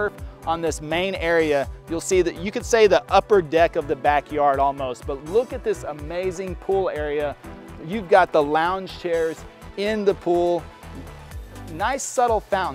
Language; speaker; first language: English; native; English